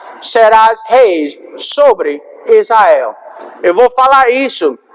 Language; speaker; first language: Portuguese; non-native, fluent; English